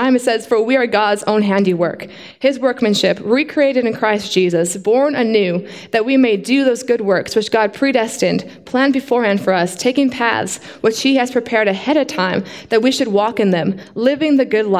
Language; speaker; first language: English; native; English